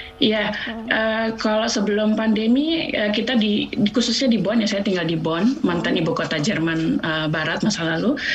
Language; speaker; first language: Indonesian; native; Indonesian